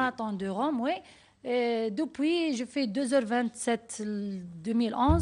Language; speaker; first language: French; non-native, learner; Arabic